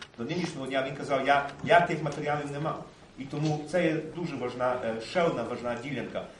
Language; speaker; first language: Ukrainian; early bilingual, heritage; Ukrainian